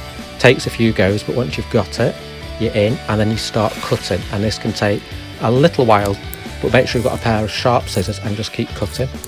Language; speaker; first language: English; native; English